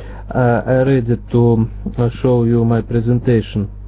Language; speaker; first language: English; non-native, learner; Russian